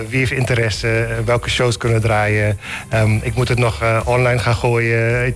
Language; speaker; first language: Dutch; non-native, local second language; Papiamento